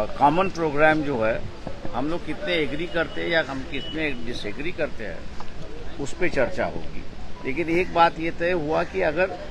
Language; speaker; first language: Hindi; non-native, local second language; Marathi